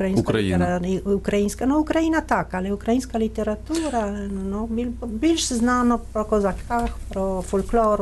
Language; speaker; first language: Ukrainian; non-native, fluent; Italian